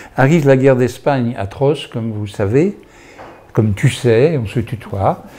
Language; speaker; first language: French; native; French